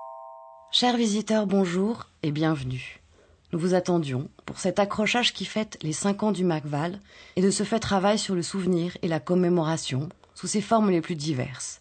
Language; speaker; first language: French; native; French